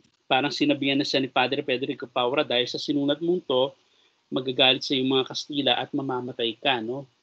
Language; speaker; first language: Filipino; native; Filipino